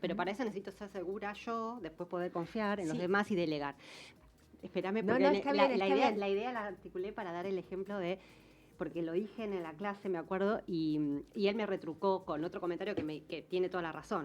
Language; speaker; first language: Spanish; native; Spanish